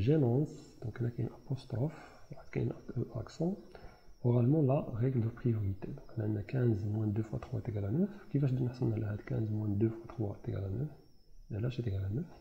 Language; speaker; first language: French; non-native, local second language; Arabic